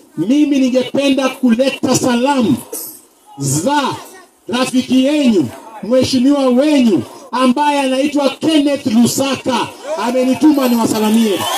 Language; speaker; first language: Swahili; non-native, local second language; Luyia